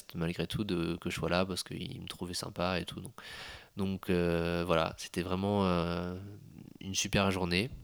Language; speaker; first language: French; native; French